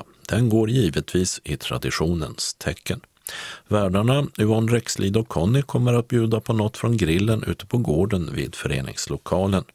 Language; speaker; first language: Swedish; native; Swedish